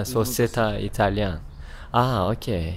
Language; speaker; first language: Spanish; non-native, learner; Turkish